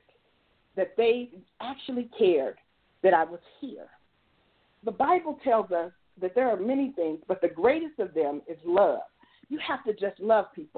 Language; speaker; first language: English; native; English